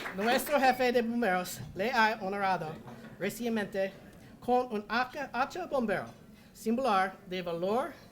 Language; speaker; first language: Spanish; non-native, learner; English